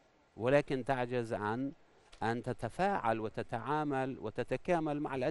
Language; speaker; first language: Arabic; non-native, fluent; Persian